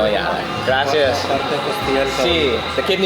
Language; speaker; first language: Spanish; non-native, learner; English